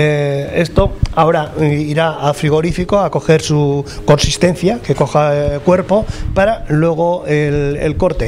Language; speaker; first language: Spanish; native; Spanish